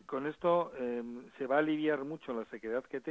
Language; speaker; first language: Spanish; native; Spanish